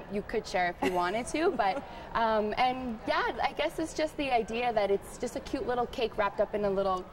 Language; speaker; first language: English; early bilingual, heritage; Spanish